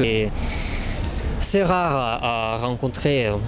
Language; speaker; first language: French; non-native, learner; Russian